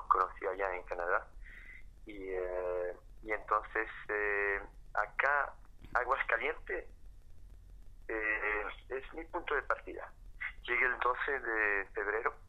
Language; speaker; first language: Spanish; non-native, fluent; French